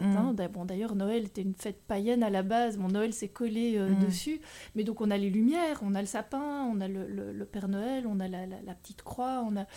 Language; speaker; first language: French; native; French